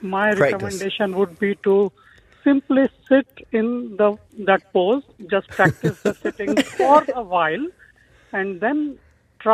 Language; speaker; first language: English; non-native, local second language; Marathi